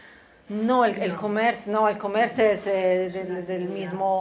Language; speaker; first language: Spanish; non-native, learner; Italian